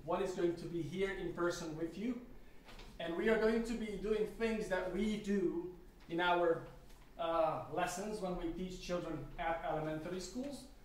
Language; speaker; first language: English; non-native, fluent; Slovak